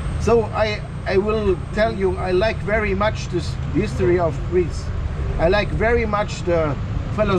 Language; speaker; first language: English; non-native, fluent; Portuguese